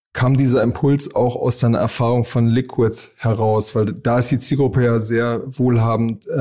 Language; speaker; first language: German; native; German